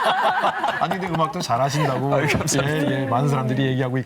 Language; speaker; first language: Korean; native; Korean